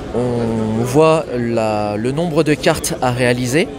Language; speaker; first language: French; native; French